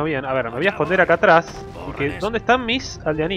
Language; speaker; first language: Spanish; native; Spanish